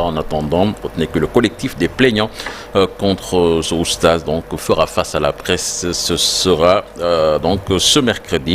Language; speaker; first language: French; non-native, local second language; Wolof